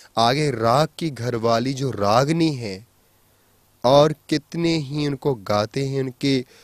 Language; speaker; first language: Hindi; non-native, local second language; Punjabi